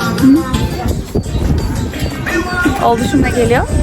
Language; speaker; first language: Turkish; early bilingual, heritage; Turkish